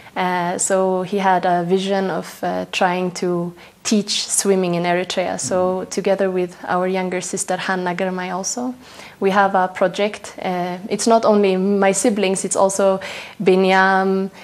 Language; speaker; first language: English; non-native, fluent; Tigrinya